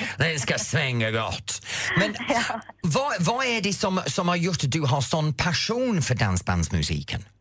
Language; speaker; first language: Swedish; non-native, fluent; English